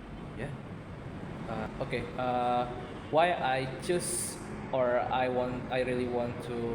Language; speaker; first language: English; non-native, learner; Indonesian